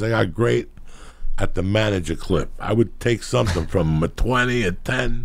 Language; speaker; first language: English; native; English